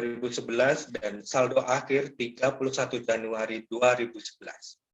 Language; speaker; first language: Indonesian; native; Indonesian